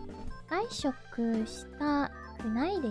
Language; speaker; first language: Japanese; non-native, learner; English